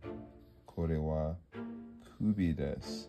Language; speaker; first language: Japanese; non-native, learner; English